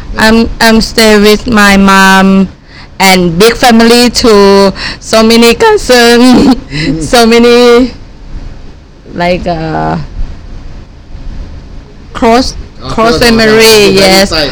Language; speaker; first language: English; non-native, learner; Thai